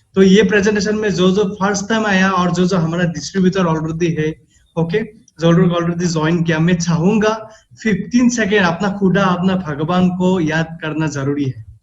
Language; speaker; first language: Hindi; non-native, local second language; Assamese